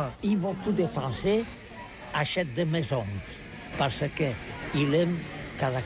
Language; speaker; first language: French; non-native, learner; Catalan